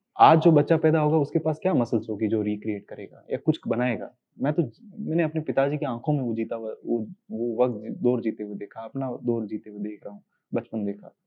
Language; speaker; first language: Hindi; native; Hindi